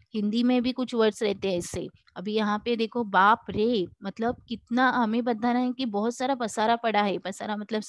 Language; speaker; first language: Hindi; non-native, local second language; Marathi